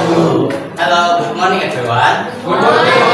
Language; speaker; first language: English; non-native, learner; Indonesian